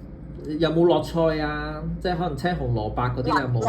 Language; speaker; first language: Cantonese; native; Cantonese